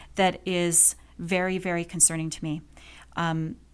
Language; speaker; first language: English; native; English